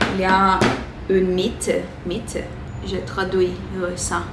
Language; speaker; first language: French; non-native, learner; Portuguese